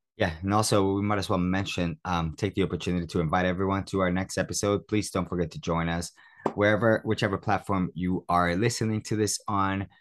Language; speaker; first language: English; early bilingual, other home language; Spanish